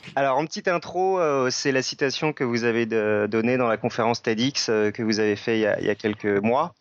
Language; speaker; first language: French; native; French